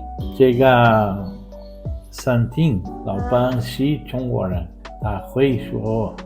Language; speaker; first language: Chinese; non-native, learner; Portuguese